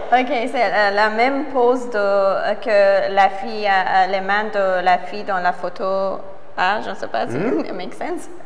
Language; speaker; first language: French; non-native, learner; Persian